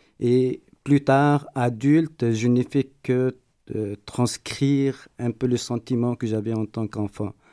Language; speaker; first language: French; non-native, local second language; Berber languages